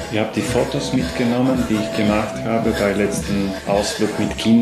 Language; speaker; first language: German; non-native, fluent; Polish